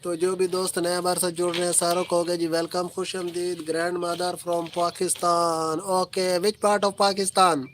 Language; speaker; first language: Urdu; non-native, local second language; Punjabi